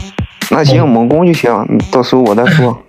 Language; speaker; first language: Chinese; native; Chinese